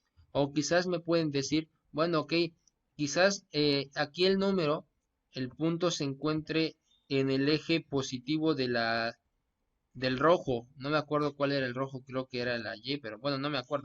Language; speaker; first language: Spanish; native; Spanish